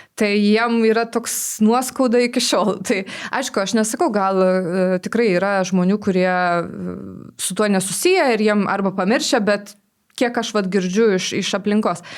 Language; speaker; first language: Lithuanian; non-native, local second language; Polish